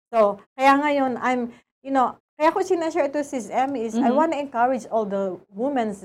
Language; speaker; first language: English; non-native, local second language; Filipino